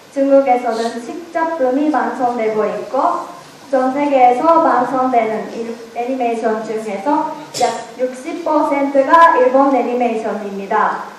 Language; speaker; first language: Korean; non-native, learner; Japanese